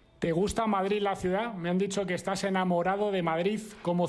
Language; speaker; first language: Spanish; native; Spanish